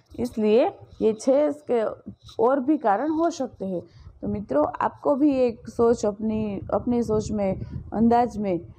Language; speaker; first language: Hindi; non-native, local second language; Gujarati